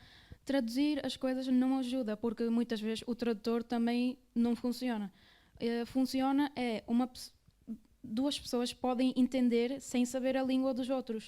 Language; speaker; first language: Portuguese; early bilingual, other home language; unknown